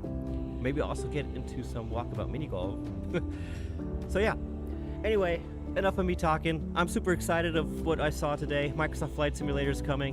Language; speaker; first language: English; native; English